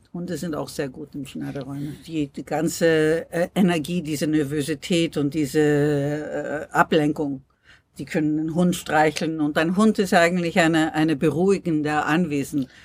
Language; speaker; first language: German; non-native, fluent; English